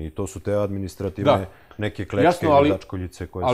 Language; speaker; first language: Serbian; native; Serbian